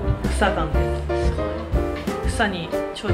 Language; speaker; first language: Japanese; native; Japanese